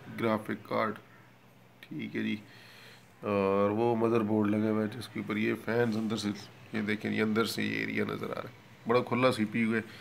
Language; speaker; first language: Urdu; non-native, local second language; Punjabi